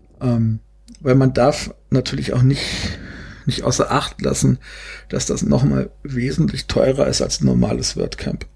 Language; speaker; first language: German; native; German